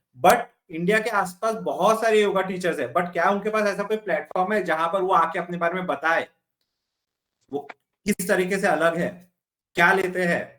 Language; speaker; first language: Hindi; native; Hindi